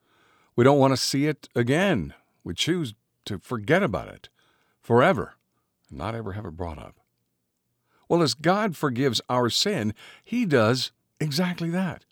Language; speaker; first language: English; native; English